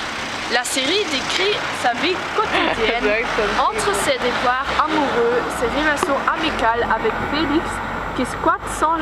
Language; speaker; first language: French; non-native, learner; Dutch